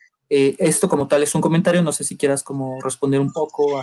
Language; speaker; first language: Spanish; native; Spanish